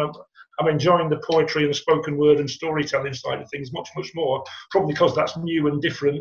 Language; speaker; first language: English; native; English